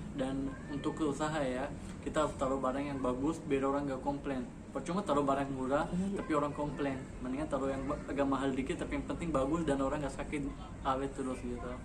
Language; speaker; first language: Indonesian; non-native, fluent; Urdu